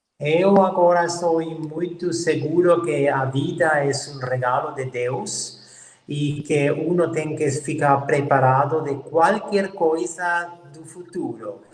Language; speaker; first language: Portuguese; non-native, fluent; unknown